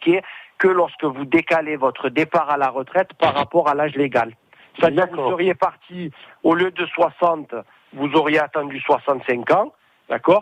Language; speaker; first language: French; native; French